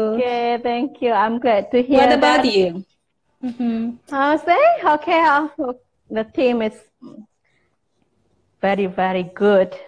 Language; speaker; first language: English; non-native, fluent; Indonesian